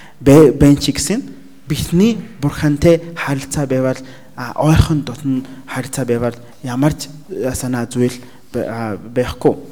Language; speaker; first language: Mongolian; non-native, learner; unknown